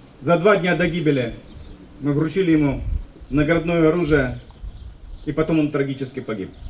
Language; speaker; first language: Russian; native; Russian